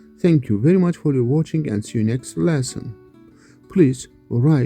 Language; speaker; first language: English; non-native, fluent; Kurdish